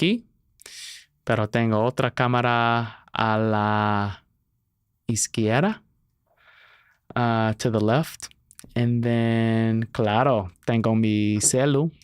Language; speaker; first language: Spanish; non-native, learner; English